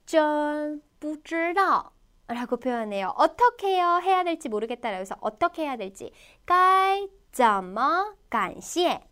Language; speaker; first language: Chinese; non-native, fluent; Korean